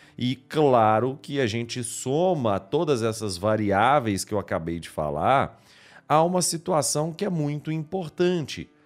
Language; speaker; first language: Portuguese; native; Portuguese